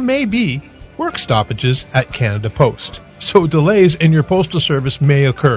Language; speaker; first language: English; native; English